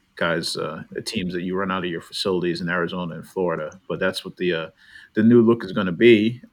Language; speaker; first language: English; native; English